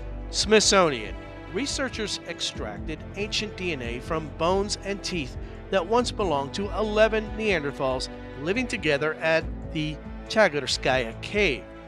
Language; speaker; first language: English; native; English